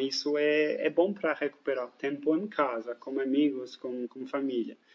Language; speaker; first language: Portuguese; non-native, fluent; French